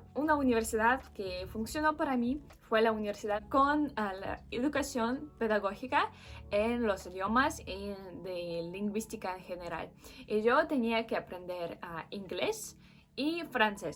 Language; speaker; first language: Spanish; non-native, fluent; Russian